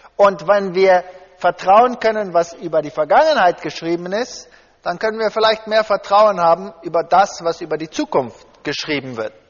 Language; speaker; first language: German; early bilingual, heritage; German